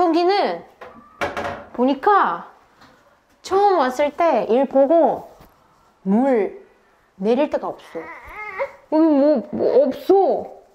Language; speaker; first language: Korean; non-native, fluent; Russian